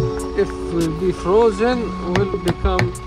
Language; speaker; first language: English; non-native, learner; Arabic